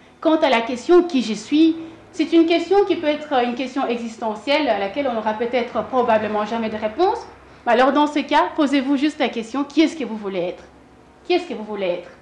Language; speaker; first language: French; early bilingual, other home language; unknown